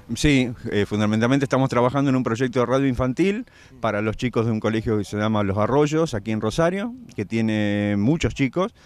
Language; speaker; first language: Spanish; native; Spanish